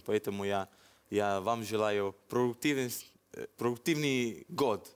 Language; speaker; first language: Russian; non-native, learner; Italian